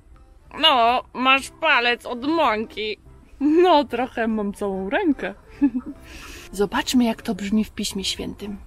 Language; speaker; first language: Polish; native; Polish